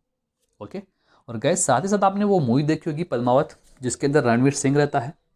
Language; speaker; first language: Hindi; native; Hindi